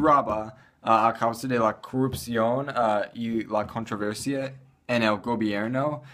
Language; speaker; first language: Spanish; non-native, learner; English